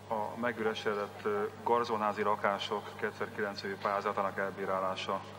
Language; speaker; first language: Hungarian; native; Hungarian